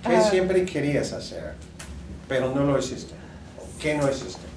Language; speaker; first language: Spanish; non-native, fluent; English